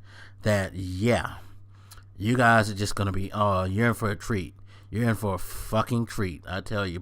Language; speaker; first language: English; native; English